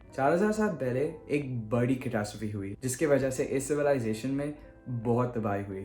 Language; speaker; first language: Hindi; early bilingual, heritage; Hindi